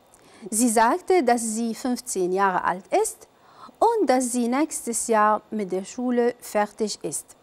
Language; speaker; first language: German; non-native, fluent; Arabic